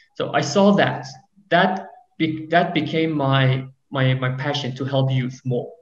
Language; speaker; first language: English; non-native, fluent; Persian